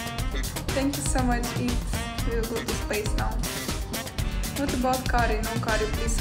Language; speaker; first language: English; non-native, fluent; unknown